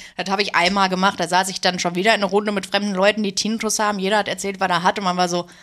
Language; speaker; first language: German; native; German